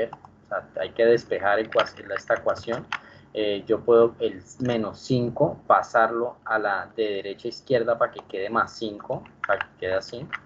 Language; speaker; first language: Spanish; native; Spanish